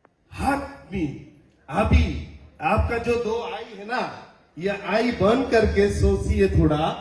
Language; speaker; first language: Hindi; non-native, learner; Bangla